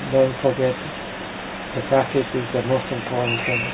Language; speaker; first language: English; non-native, fluent; Thai